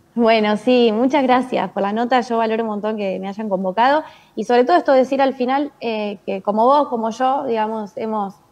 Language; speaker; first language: Spanish; native; Spanish